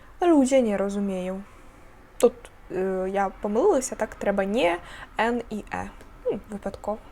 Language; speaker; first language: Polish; non-native, fluent; Ukrainian